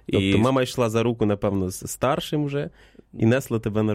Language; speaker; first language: Ukrainian; native; Ukrainian